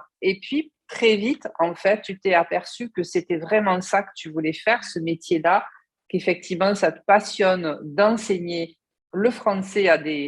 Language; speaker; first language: French; native; French